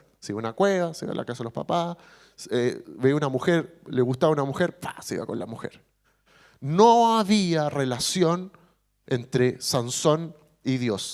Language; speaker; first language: Spanish; native; Spanish